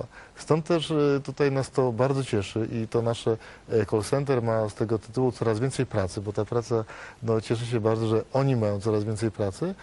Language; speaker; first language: Polish; native; Polish